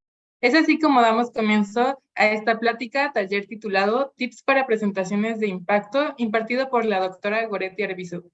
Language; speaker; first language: Spanish; native; Spanish